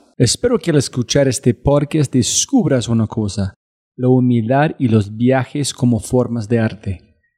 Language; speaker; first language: Spanish; non-native, learner; English